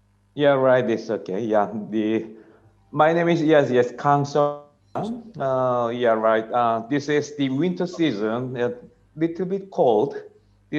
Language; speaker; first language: English; non-native, learner; Korean